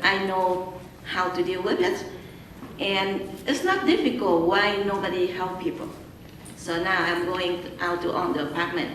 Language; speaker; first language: English; non-native, learner; Vietnamese